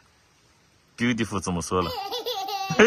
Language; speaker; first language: Chinese; native; Chinese